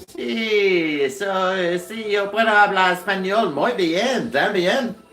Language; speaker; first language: Spanish; non-native, learner; English